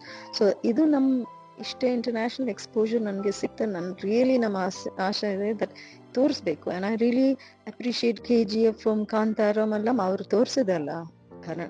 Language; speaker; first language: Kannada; non-native, learner; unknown